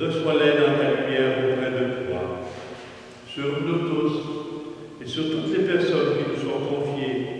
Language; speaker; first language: French; native; French